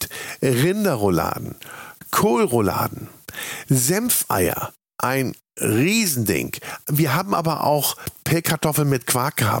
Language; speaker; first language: German; native; German